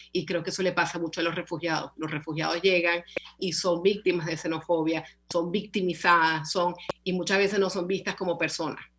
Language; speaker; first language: Spanish; native; Spanish